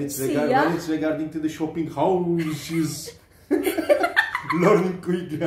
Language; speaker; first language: English; non-native, fluent; Turkish